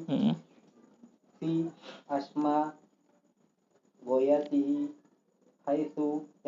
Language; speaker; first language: Arabic; non-native, learner; Indonesian